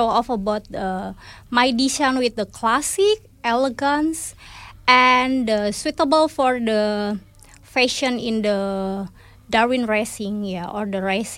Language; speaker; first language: English; non-native, fluent; Indonesian